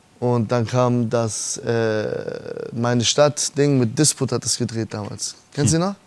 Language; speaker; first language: German; early bilingual, other home language; Persian